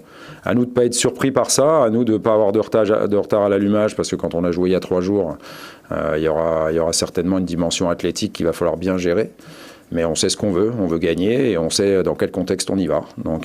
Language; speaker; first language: French; native; French